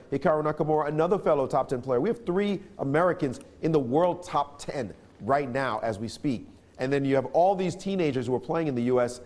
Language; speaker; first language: English; native; English